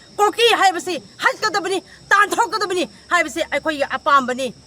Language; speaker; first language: Manipuri; non-native, local second language; Rongmei Naga